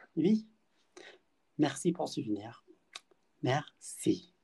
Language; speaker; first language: French; non-native, learner; English